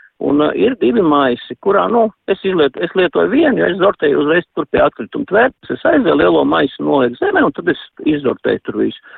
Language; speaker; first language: Latvian; native; Latvian